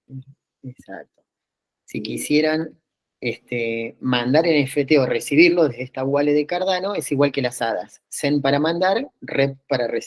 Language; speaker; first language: Spanish; native; Spanish